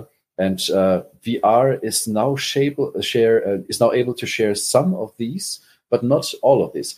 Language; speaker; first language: English; non-native, fluent; German